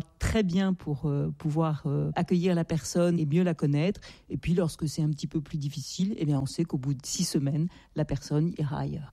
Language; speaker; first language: French; native; French